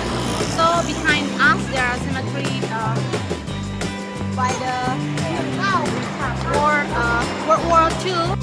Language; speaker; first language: English; non-native, local second language; Indonesian